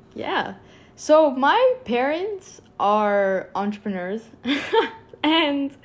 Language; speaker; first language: English; non-native, fluent; Arabic